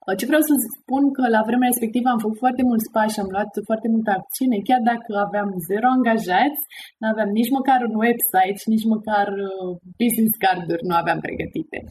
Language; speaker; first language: Romanian; native; Romanian